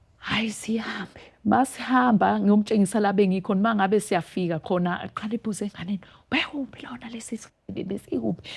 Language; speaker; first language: Zulu; native; Zulu